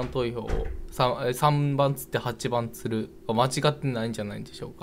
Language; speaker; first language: Japanese; native; Japanese